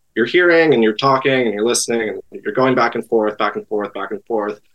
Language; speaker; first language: English; native; English